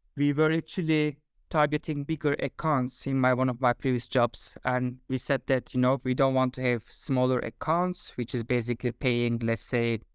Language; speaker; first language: English; non-native, fluent; Turkish